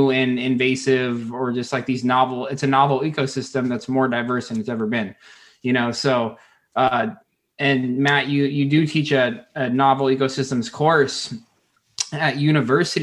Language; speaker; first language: English; native; English